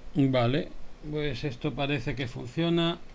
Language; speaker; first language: Spanish; native; Spanish